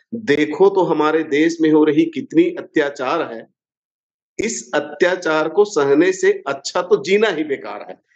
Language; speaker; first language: Hindi; native; Hindi